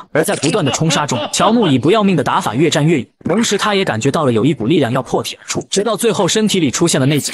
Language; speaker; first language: Chinese; native; Chinese